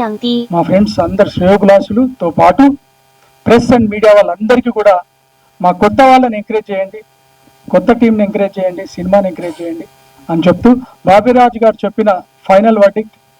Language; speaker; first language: Telugu; native; Telugu